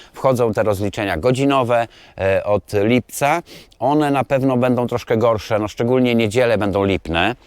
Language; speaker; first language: Polish; native; Polish